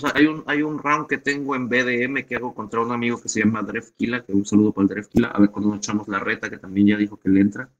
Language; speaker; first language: Spanish; native; Spanish